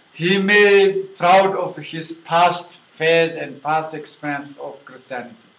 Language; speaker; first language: English; non-native, learner; Amharic